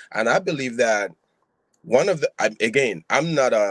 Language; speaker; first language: English; non-native, local second language; Yoruba